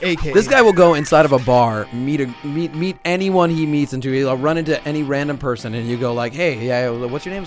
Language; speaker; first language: English; native; English